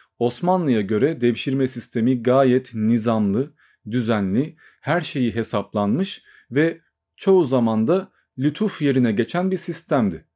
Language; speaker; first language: Turkish; native; Turkish